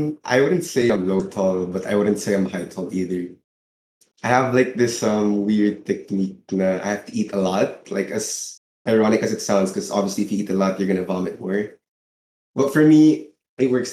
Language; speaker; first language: English; non-native, local second language; Filipino